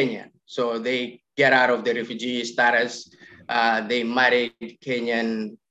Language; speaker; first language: English; non-native, local second language; Somali